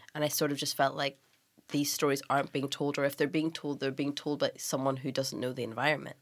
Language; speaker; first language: English; native; English